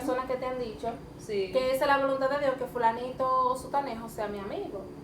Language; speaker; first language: Spanish; native; Spanish